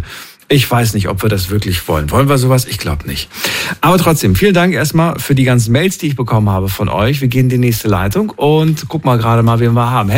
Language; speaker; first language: German; native; German